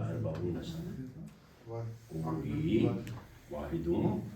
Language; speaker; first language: Arabic; non-native, fluent; Kashmiri